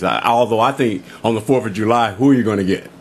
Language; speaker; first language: English; native; English